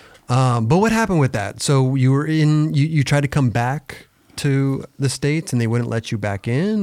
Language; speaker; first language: English; native; English